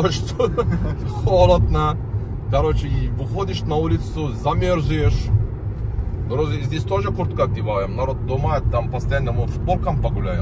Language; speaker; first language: Russian; non-native, learner; Turkish